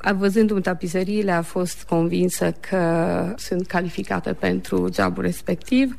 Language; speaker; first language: Romanian; native; Romanian